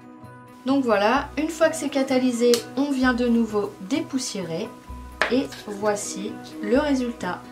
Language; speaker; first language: French; native; French